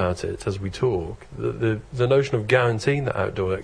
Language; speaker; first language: English; native; English